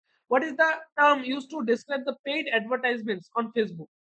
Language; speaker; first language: English; non-native, local second language; Bangla